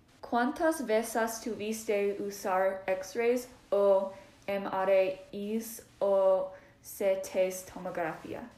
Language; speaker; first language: Spanish; non-native, learner; English